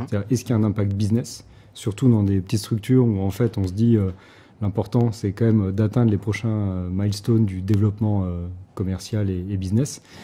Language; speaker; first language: French; native; French